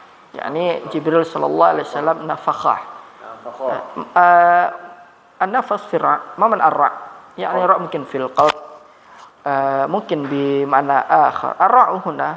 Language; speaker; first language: Arabic; non-native, fluent; Malay